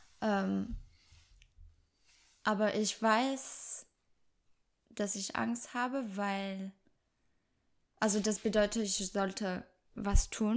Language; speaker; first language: German; non-native, fluent; French